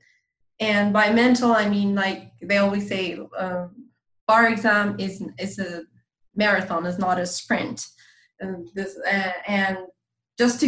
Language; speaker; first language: English; non-native, fluent; Persian